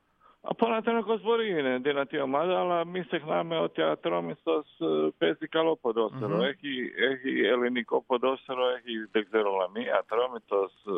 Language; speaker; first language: Greek; non-native, learner; Croatian